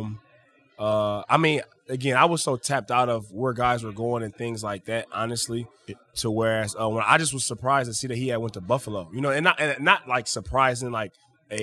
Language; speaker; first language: English; native; English